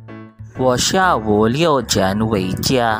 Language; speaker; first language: Chinese; non-native, learner; Filipino